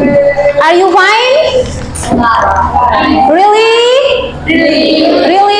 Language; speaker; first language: English; non-native, fluent; Indonesian